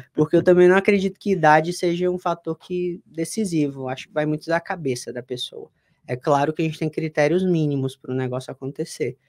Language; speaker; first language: Portuguese; native; Portuguese